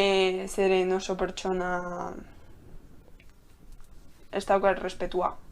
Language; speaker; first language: Basque; non-native, local second language; Spanish